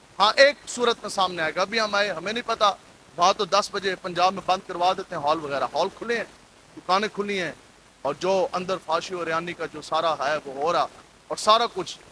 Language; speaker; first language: Urdu; non-native, local second language; Punjabi